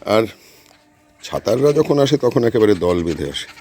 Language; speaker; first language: Bangla; native; Bangla